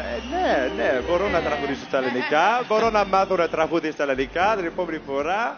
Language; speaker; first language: Greek; non-native, learner; English